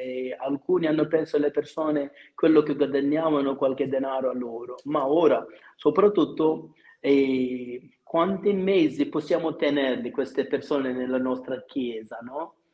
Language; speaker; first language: Italian; non-native, fluent; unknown